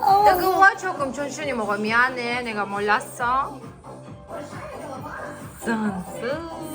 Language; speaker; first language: Korean; non-native, fluent; Kazakh